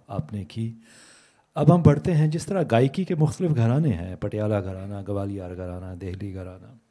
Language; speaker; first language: Urdu; native; Urdu